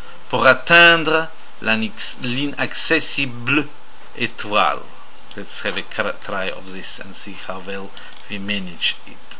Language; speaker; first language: English; native; English